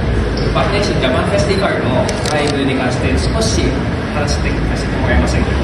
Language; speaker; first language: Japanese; non-native, local second language; Indonesian